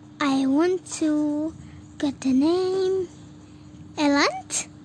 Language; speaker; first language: English; early bilingual, other home language; Indonesian